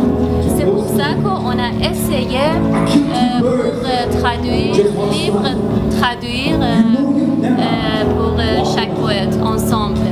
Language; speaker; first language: French; non-native, learner; Persian